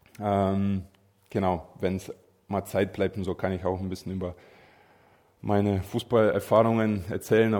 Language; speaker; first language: German; non-native, fluent; Bulgarian